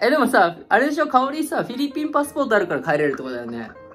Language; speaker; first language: Japanese; native; Japanese